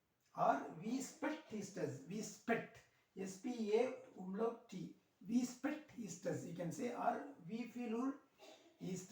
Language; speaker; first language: German; non-native, learner; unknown